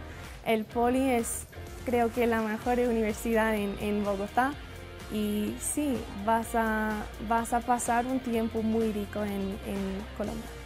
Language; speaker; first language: Spanish; non-native, fluent; English